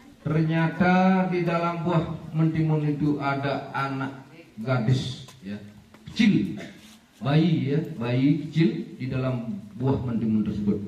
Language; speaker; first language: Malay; non-native, local second language; Balinese